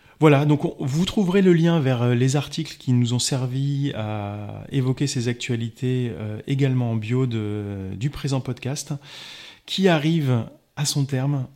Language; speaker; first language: French; native; French